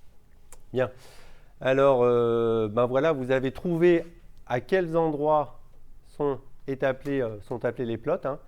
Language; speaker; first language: French; native; French